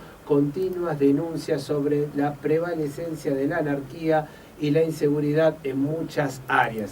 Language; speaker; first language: Spanish; native; Spanish